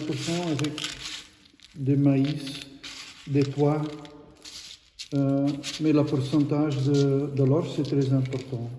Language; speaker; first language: French; non-native, local second language; Dutch